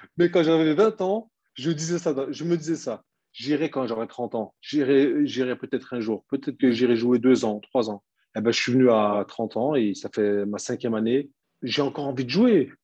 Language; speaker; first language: French; early bilingual, other home language; Turkish